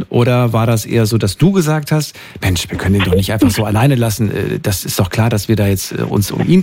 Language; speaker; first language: German; native; German